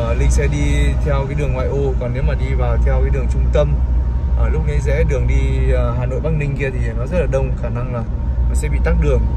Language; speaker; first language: Vietnamese; non-native, local second language; Hmong